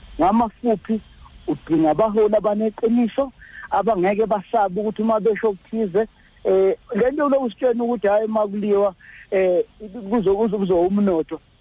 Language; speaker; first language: Zulu; native; Zulu